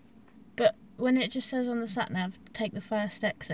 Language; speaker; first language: English; native; English